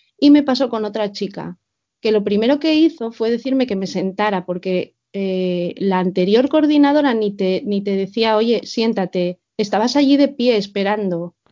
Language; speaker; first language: Spanish; native; Spanish